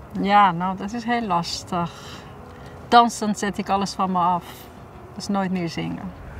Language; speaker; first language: Dutch; non-native, fluent; Persian